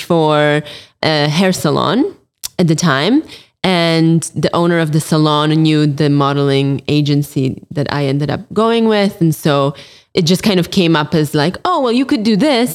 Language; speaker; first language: English; early bilingual, other home language; Polish